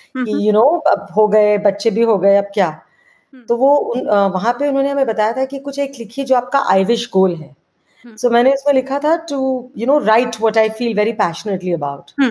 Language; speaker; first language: Hindi; non-native, local second language; Marwari